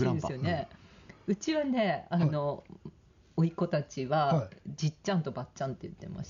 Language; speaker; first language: Japanese; native; Japanese